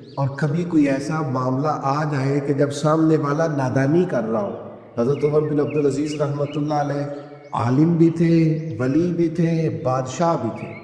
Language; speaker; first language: Urdu; non-native, local second language; Punjabi